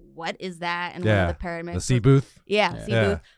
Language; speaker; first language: English; native; English